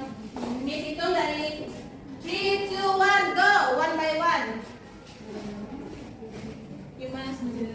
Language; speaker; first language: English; non-native, learner; Indonesian